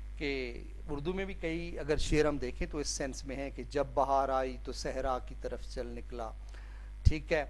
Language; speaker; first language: Urdu; non-native, local second language; Saraiki